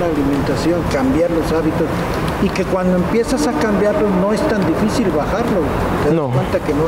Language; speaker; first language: Spanish; native; Spanish